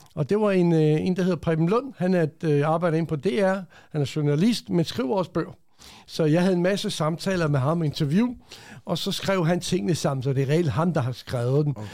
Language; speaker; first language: Danish; early bilingual, other home language; Croatian